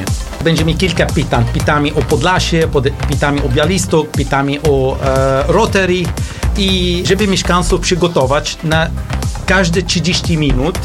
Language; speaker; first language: Polish; non-native, learner; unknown